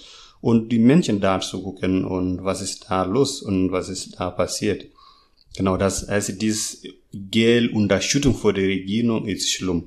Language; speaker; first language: German; non-native, learner; Masai